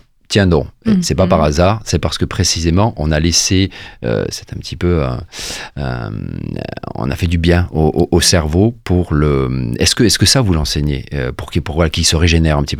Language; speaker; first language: French; native; French